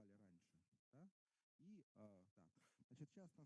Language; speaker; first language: Russian; native; Russian